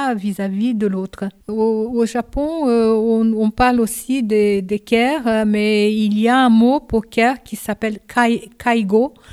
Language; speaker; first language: French; non-native, fluent; Japanese